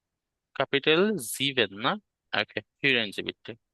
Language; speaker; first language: German; non-native, fluent; Bangla